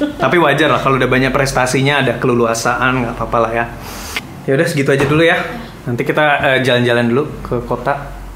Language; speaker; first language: Indonesian; native; Indonesian